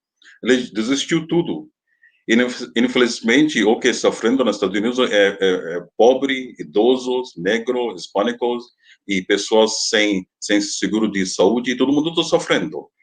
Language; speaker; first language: Portuguese; non-native, fluent; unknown